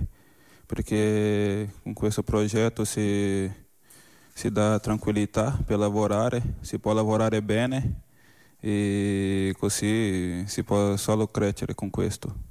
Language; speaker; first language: Spanish; non-native, learner; Portuguese